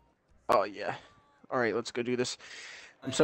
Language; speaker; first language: English; native; English